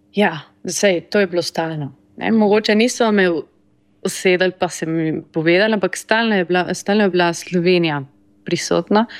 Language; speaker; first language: Slovenian; early bilingual, heritage; Slovenian